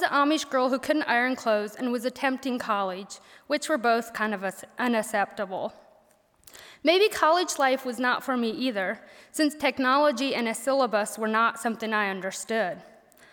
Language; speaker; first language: English; early bilingual, other home language; Pennsylvania German